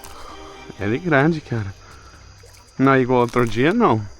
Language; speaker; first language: Portuguese; non-native, learner; English